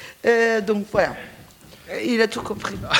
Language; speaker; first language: French; non-native, fluent; Turkish